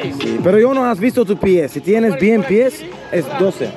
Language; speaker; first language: Spanish; non-native, learner; English